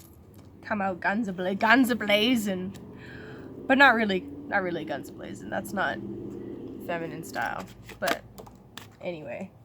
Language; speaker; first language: English; native; English